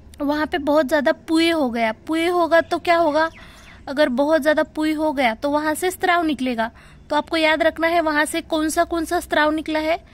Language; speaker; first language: Hindi; non-native, local second language; Marathi